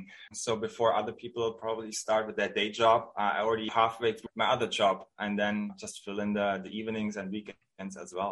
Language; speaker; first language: English; non-native, fluent; German